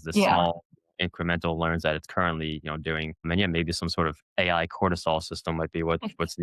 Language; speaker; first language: English; native; English